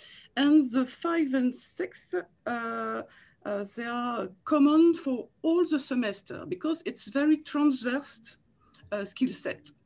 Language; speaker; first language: English; non-native, learner; French